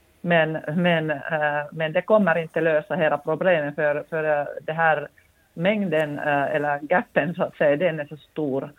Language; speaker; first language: Swedish; non-native, local second language; Finnish